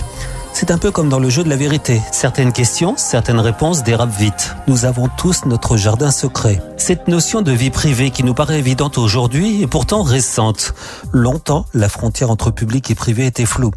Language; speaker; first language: French; native; French